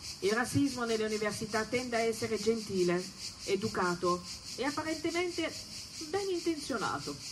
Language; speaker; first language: Italian; non-native, fluent; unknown